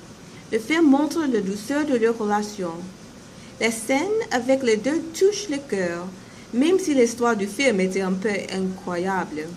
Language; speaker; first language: French; non-native, learner; English